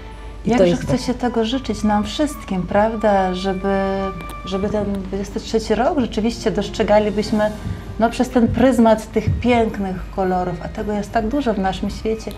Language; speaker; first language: Polish; native; Polish